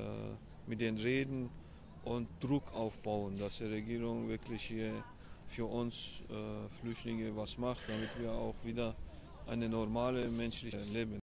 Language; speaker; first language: German; non-native, fluent; Persian